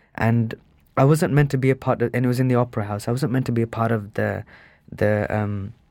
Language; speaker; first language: English; native; English